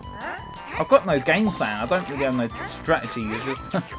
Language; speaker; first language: English; native; English